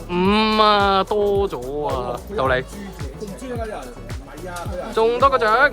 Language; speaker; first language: Chinese; native; Chinese